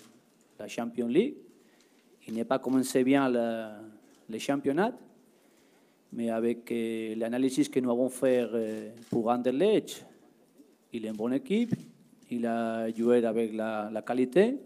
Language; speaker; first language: French; non-native, learner; Spanish